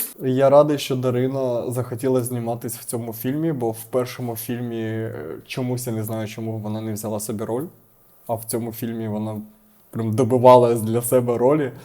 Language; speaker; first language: Ukrainian; native; Ukrainian